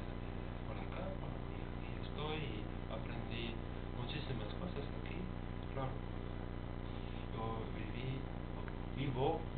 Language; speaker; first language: Spanish; non-native, fluent; German